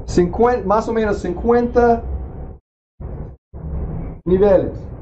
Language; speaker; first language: Spanish; non-native, fluent; English